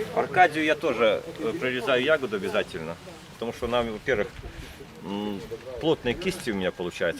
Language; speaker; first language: Russian; native; Russian